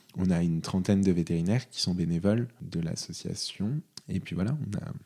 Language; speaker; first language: French; native; French